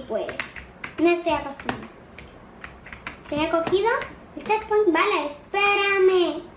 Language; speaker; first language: Spanish; native; Spanish